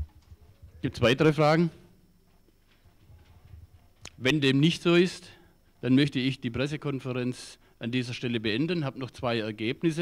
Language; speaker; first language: German; native; German